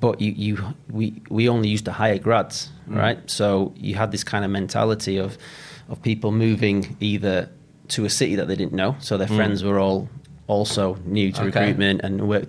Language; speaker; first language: English; native; English